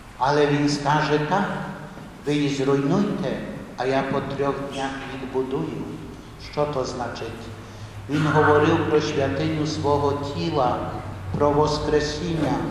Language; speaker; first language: Ukrainian; early bilingual, heritage; Ukrainian